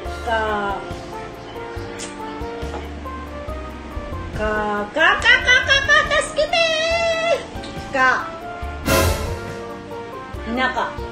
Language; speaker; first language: Japanese; non-native, learner; Filipino